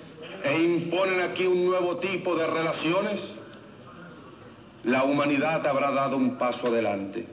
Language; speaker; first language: Spanish; native; Spanish